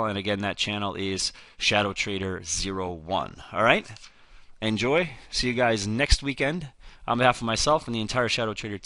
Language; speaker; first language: English; native; English